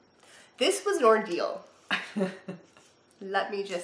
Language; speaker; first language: English; native; English